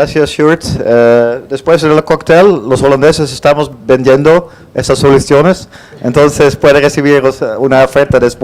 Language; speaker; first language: Spanish; non-native, fluent; Dutch